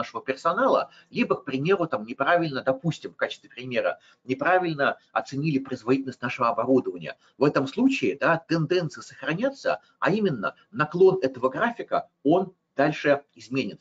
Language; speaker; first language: Russian; native; Russian